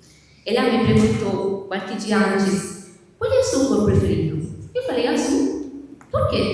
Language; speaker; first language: Portuguese; non-native, fluent; Italian